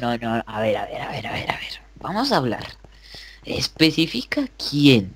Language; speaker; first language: Spanish; native; Spanish